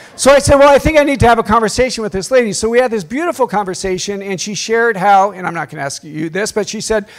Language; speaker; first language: English; native; English